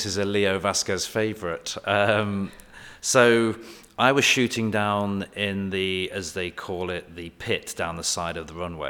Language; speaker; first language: English; native; English